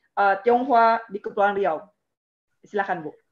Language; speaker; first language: Indonesian; native; Indonesian